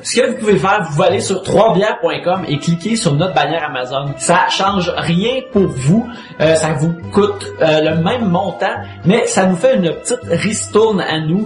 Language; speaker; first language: French; native; French